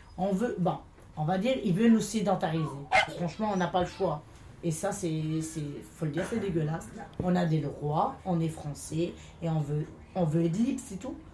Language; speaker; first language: French; non-native, local second language; Romany